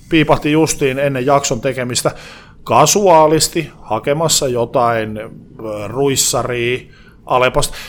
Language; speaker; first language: Finnish; native; Finnish